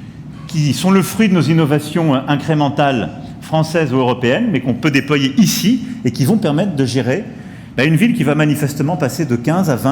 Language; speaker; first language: French; native; French